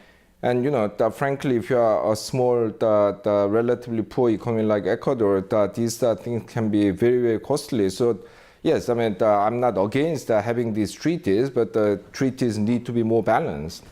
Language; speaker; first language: English; non-native, fluent; Korean